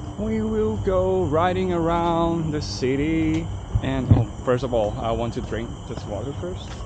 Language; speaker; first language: English; non-native, fluent; Thai